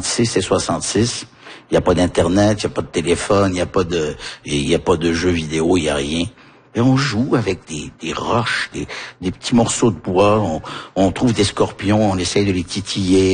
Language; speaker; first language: French; early bilingual, other home language; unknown